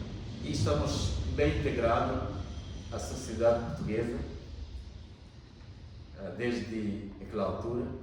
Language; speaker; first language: Portuguese; non-native, learner; Bangla